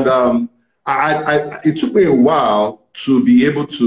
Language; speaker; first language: English; non-native, local second language; Yoruba